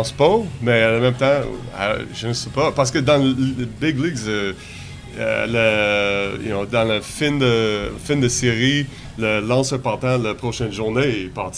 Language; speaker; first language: French; non-native, learner; English